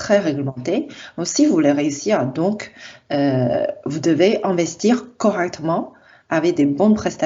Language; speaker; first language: French; non-native, fluent; Chinese